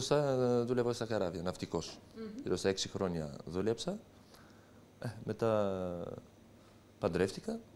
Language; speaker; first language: Greek; non-native, local second language; Turkish